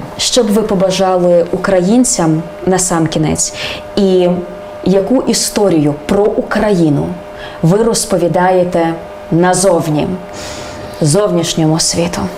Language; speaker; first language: Ukrainian; native; Ukrainian